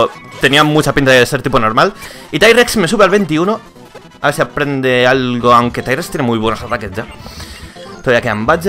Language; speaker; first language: Spanish; native; Spanish